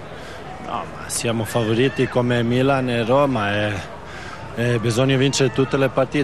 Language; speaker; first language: Italian; non-native, learner; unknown